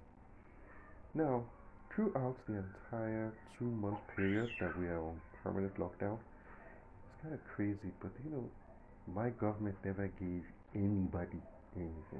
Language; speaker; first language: English; non-native, local second language; Yoruba